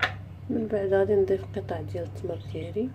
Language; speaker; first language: Arabic; native; Arabic